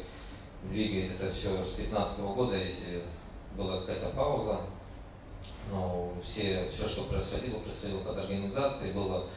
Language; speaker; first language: Russian; native; Russian